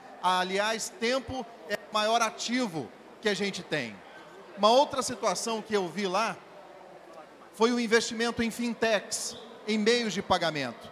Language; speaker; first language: Portuguese; native; Portuguese